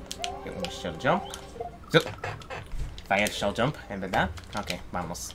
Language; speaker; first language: Spanish; early bilingual, heritage; Spanish